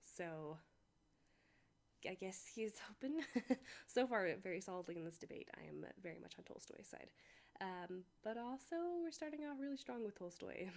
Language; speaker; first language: English; native; English